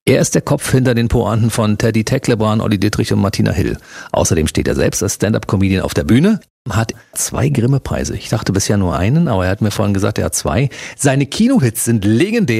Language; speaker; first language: German; native; German